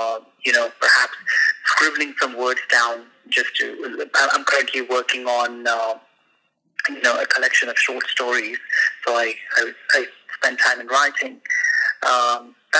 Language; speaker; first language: English; non-native, local second language; Hindi